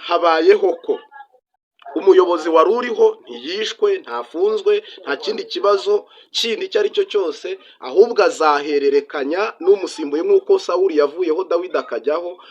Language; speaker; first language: Kinyarwanda; native; Kinyarwanda